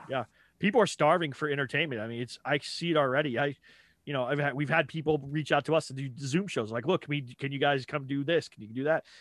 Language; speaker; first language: English; native; English